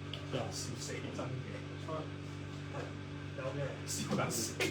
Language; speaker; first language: Cantonese; native; Cantonese